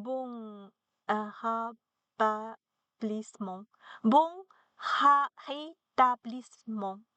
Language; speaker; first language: French; non-native, learner; Chinese